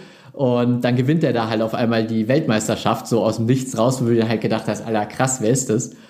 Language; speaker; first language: German; native; German